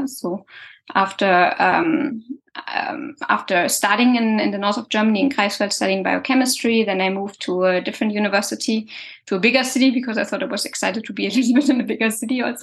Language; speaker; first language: English; non-native, fluent; German